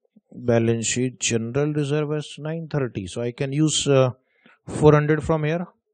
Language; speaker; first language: English; non-native, local second language; Hindi